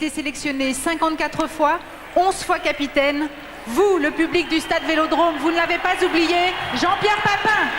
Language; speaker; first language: French; native; French